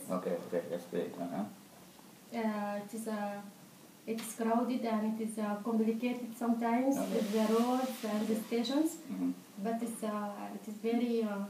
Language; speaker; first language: English; non-native, learner; Arabic